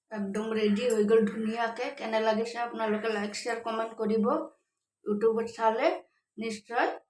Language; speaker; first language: Assamese; native; Assamese